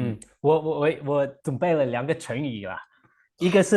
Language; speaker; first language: Chinese; non-native, fluent; English